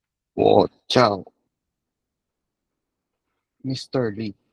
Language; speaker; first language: Chinese; non-native, learner; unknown